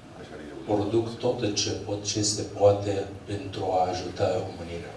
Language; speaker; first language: Romanian; non-native, fluent; Arabic